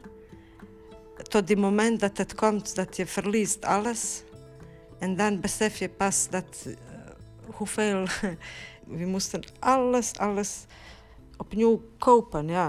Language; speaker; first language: Dutch; non-native, fluent; Bosnian